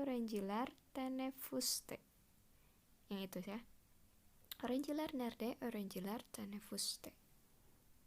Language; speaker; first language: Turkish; non-native, fluent; Indonesian